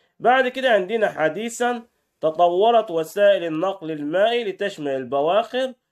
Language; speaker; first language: Arabic; native; Arabic